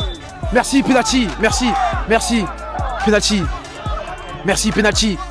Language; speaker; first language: French; native; French